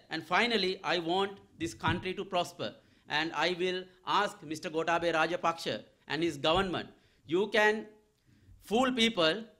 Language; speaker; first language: English; non-native, local second language; Sinhala